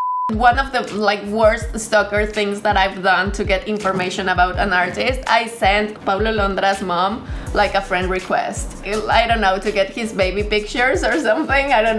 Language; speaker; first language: English; non-native, fluent; Spanish